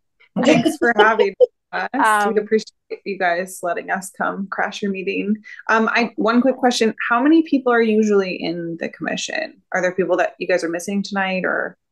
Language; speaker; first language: English; native; English